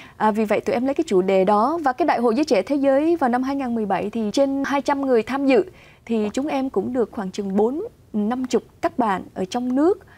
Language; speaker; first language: Vietnamese; early bilingual, heritage; Vietnamese